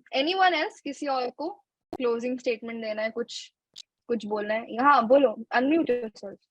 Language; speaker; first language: Hindi; native; Hindi